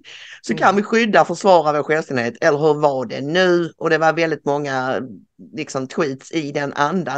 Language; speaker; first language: Swedish; native; Swedish